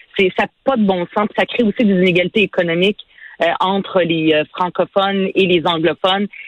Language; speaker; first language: French; early bilingual, other home language; Arabic